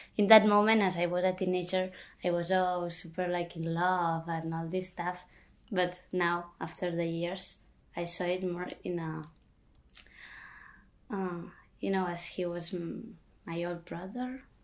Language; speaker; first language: English; non-native, fluent; Catalan